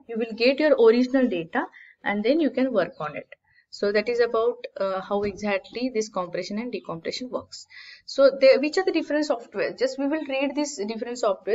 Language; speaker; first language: English; non-native, local second language; Marathi